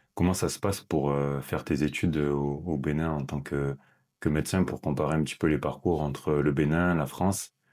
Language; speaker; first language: French; native; French